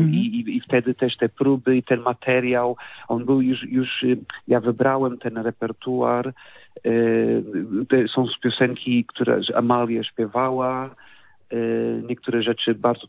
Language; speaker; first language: Polish; non-native, fluent; Portuguese